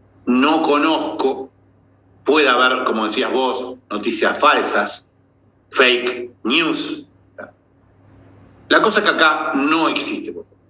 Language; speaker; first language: Spanish; native; Spanish